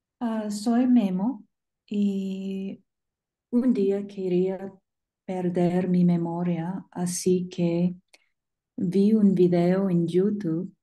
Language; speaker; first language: Spanish; non-native, learner; English